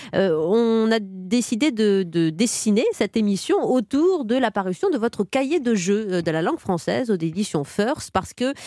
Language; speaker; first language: French; native; French